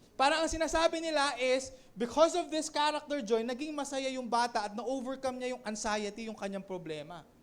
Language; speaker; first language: Filipino; native; Filipino